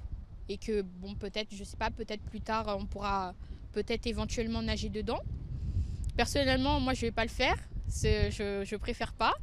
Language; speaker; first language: French; native; French